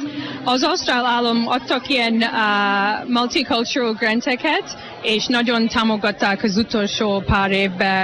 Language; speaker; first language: Hungarian; early bilingual, heritage; Hungarian